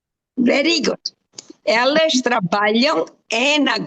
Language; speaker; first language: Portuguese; non-native, fluent; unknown